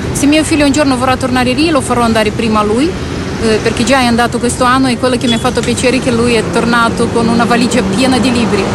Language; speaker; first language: Italian; non-native, fluent; Romanian